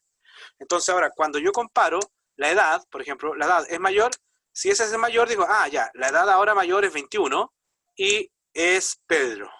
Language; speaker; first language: Spanish; native; Spanish